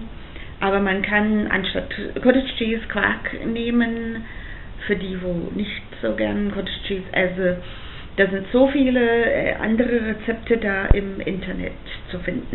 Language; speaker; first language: German; non-native, fluent; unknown